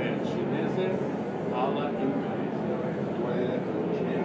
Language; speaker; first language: Italian; non-native, learner; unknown